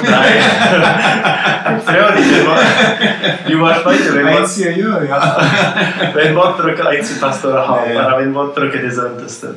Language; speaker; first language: German; non-native, learner; Plautdietsch